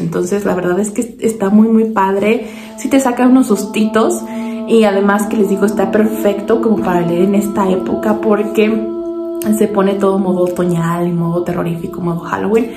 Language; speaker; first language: Spanish; native; Spanish